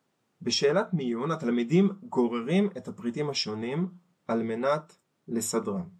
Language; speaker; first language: Hebrew; native; Hebrew